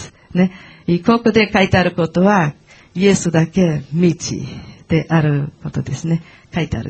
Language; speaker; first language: Japanese; non-native, learner; English